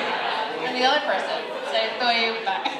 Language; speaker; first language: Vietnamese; early bilingual, heritage; Vietnamese